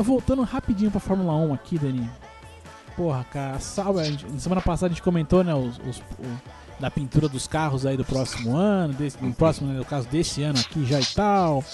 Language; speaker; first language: Portuguese; native; Portuguese